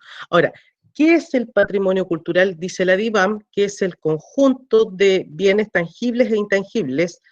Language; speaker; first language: Spanish; native; Spanish